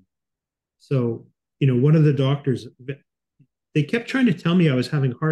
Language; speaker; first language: English; native; English